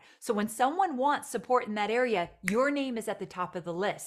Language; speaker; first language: English; native; English